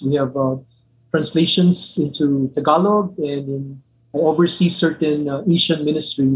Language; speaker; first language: English; non-native, local second language; Min Nan Chinese